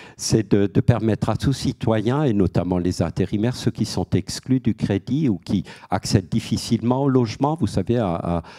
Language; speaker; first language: French; native; French